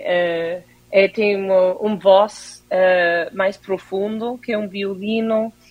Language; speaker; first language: Portuguese; non-native, fluent; English